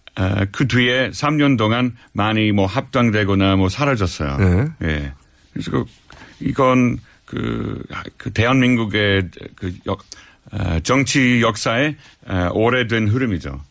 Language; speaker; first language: Korean; non-native, fluent; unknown